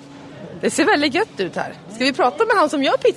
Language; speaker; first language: Swedish; native; Swedish